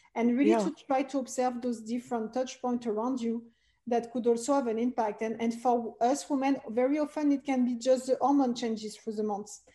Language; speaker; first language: English; non-native, fluent; French